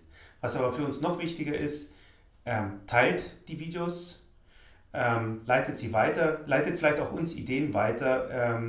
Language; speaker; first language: German; native; German